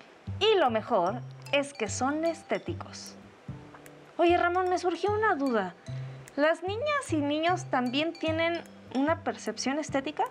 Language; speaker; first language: Spanish; native; Spanish